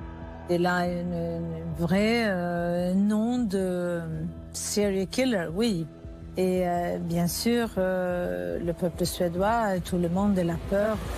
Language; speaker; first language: French; non-native, learner; Swedish